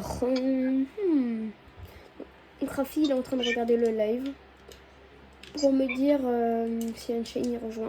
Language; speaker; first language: French; native; French